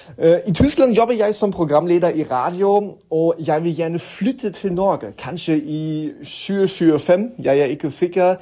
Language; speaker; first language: Norwegian; non-native, learner; German